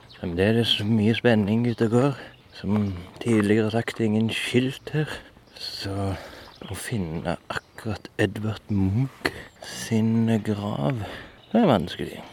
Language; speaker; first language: Norwegian; native; Norwegian